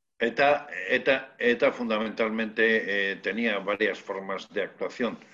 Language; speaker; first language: Spanish; native; Spanish